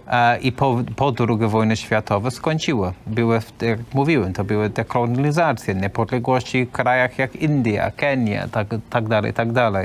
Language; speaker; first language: Polish; non-native, learner; English